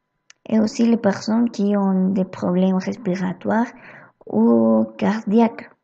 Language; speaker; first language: French; non-native, learner; Spanish